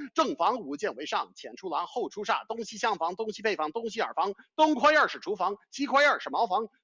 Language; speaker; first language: Chinese; non-native, fluent; English